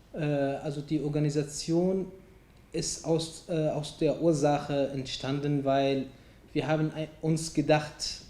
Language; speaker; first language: German; non-native, fluent; Arabic